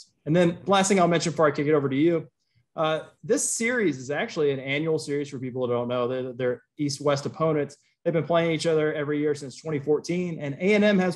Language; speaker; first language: English; native; English